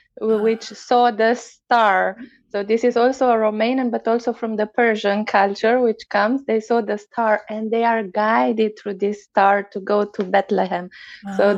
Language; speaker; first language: English; non-native, fluent; Romanian